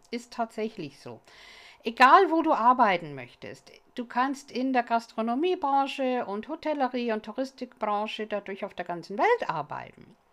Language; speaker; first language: German; non-native, fluent; English